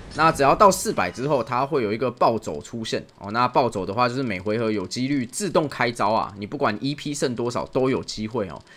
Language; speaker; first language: Chinese; native; Chinese